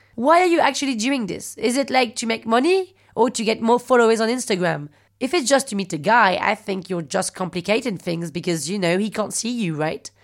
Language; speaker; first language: English; non-native, fluent; French